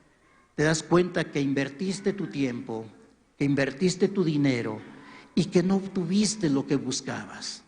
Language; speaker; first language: Spanish; native; Spanish